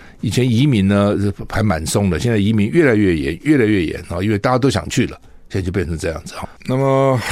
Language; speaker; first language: Chinese; native; Chinese